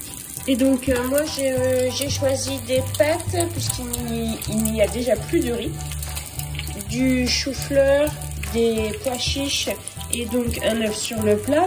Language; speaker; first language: French; native; French